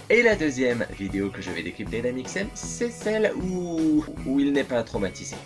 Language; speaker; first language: French; native; French